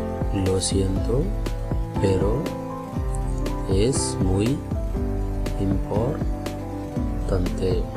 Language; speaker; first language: Spanish; non-native, fluent; Telugu